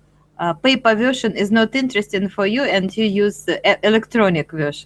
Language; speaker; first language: English; non-native, fluent; Russian